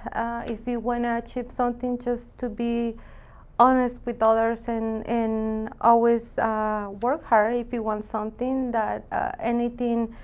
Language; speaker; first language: English; non-native, fluent; Spanish